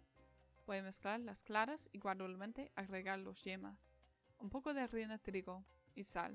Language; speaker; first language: Spanish; non-native, learner; English